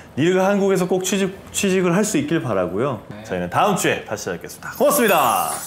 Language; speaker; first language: Korean; native; Korean